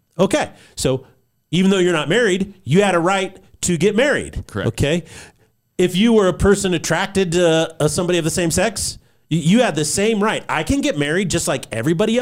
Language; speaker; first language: English; native; English